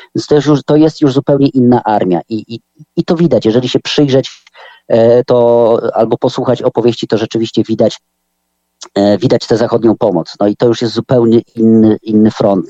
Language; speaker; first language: Polish; native; Polish